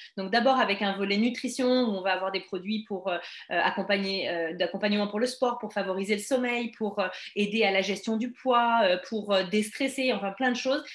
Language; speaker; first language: French; native; French